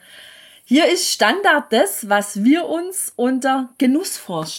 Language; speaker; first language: German; native; German